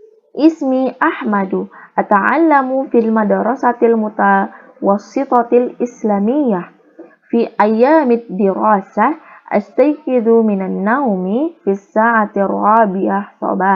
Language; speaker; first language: Arabic; non-native, learner; Indonesian